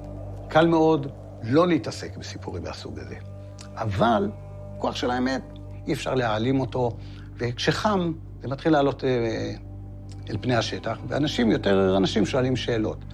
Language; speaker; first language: Hebrew; native; Hebrew